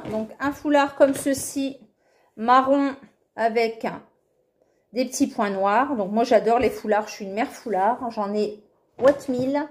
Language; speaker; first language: French; native; French